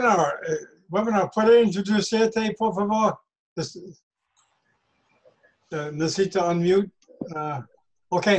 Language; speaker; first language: Spanish; non-native, learner; English